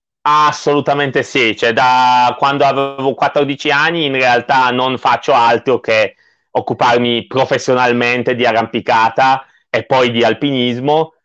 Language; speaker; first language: Italian; non-native, fluent; Polish